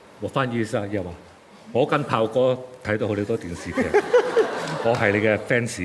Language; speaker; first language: Chinese; non-native, local second language; Cantonese